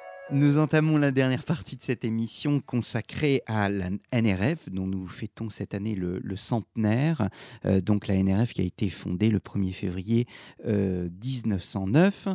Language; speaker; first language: French; native; French